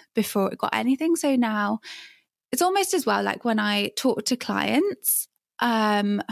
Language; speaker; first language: English; native; English